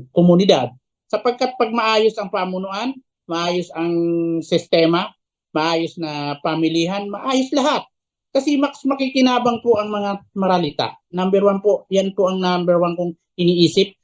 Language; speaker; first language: Filipino; native; Filipino